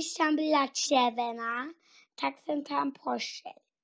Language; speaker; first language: Czech; early bilingual, heritage; Czech